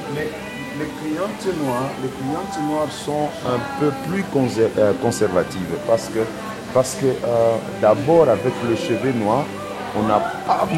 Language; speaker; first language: French; non-native, local second language; Lingala